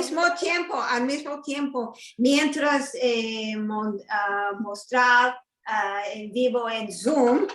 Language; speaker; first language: Spanish; non-native, learner; English